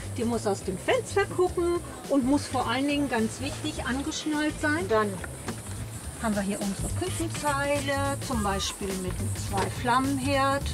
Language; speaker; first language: German; native; German